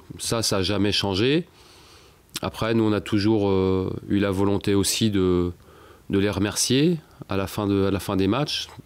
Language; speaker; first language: French; native; French